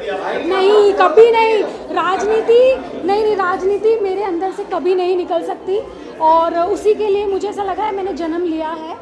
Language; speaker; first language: Hindi; native; Hindi